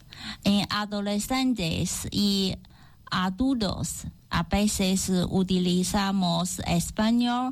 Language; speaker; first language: Spanish; non-native, learner; Chinese